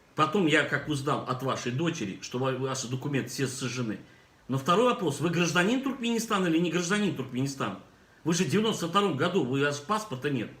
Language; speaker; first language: Russian; non-native, local second language; Turkmen